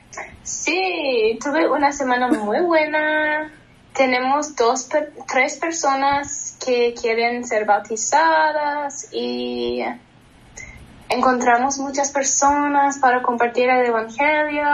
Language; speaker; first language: Spanish; non-native, learner; English